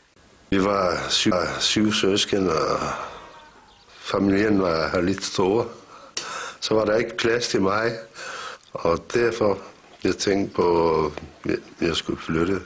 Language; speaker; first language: Danish; non-native, fluent; Turkish